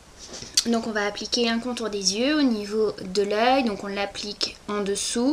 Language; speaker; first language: French; native; French